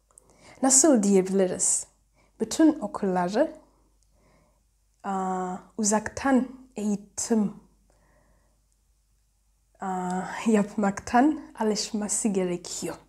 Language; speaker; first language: Turkish; non-native, learner; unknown